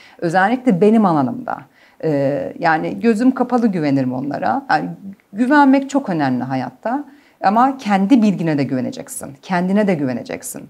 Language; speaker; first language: Turkish; early bilingual, heritage; Turkish